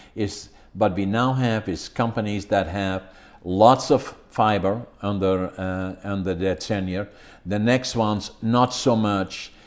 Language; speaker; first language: English; non-native, fluent; Dutch